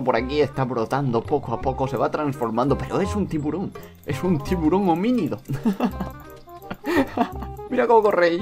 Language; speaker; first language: Spanish; native; Spanish